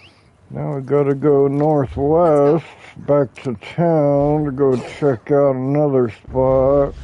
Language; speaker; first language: English; native; English